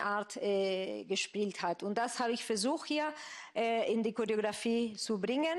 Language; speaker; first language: German; non-native, fluent; Spanish